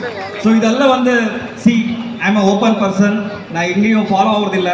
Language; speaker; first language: Tamil; non-native, learner; Kannada